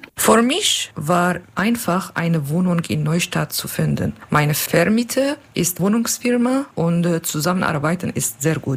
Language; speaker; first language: German; non-native, learner; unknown